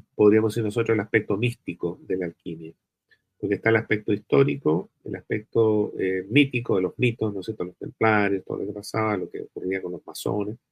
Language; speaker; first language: Spanish; native; Spanish